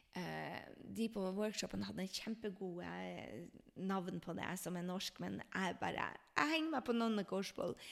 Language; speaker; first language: Norwegian; native; Norwegian